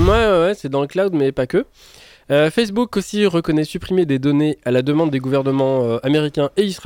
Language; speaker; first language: French; native; French